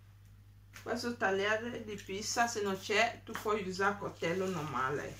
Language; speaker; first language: Italian; non-native, learner; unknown